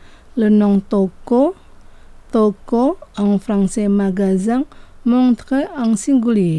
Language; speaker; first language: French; non-native, fluent; Indonesian